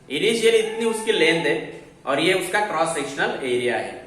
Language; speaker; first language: Hindi; non-native, local second language; Marathi